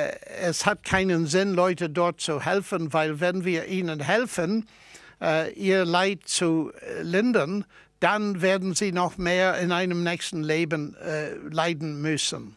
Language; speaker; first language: German; non-native, fluent; English